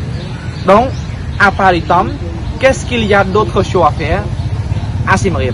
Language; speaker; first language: French; non-native, fluent; Khmer